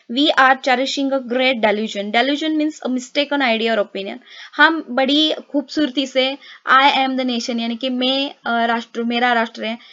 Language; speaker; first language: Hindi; non-native, local second language; Marathi